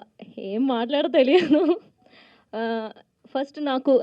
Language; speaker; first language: Telugu; non-native, local second language; Malayalam